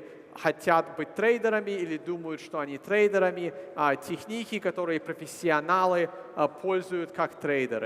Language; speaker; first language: Russian; early bilingual, heritage; Russian